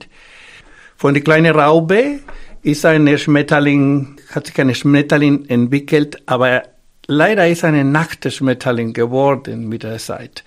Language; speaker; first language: German; non-native, fluent; Spanish